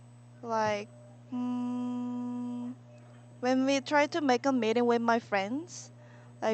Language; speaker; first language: English; non-native, learner; Korean